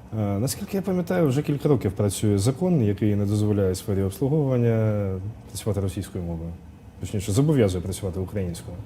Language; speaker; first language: Ukrainian; non-native, local second language; Russian